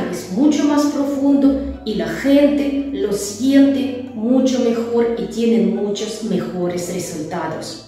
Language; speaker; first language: Spanish; non-native, fluent; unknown